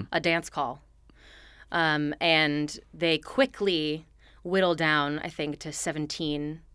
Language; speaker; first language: English; native; English